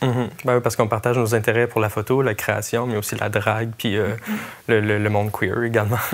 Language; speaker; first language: French; native; French